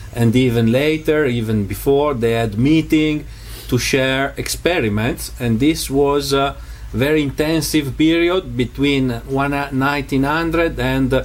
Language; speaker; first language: English; non-native, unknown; Italian